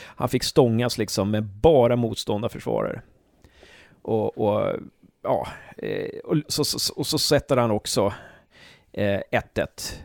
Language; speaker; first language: Swedish; native; Swedish